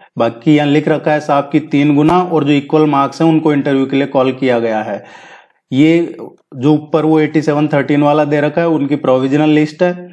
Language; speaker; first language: Hindi; native; Hindi